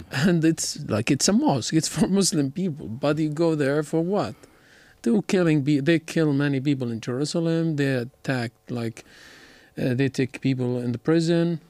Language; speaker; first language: English; non-native, learner; Arabic